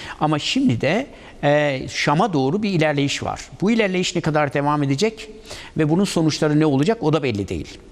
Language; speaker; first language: Turkish; native; Turkish